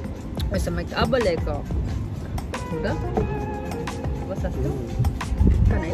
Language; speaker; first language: German; non-native, learner; Filipino